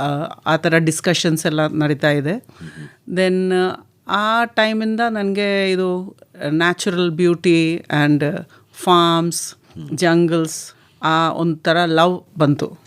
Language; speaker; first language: Kannada; non-native, local second language; Malayalam